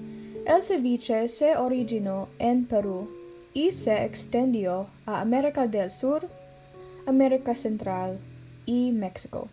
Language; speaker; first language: Spanish; non-native, learner; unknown